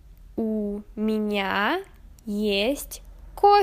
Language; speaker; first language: Russian; non-native, learner; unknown